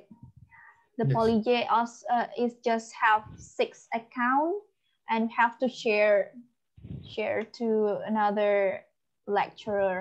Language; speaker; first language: English; non-native, learner; Indonesian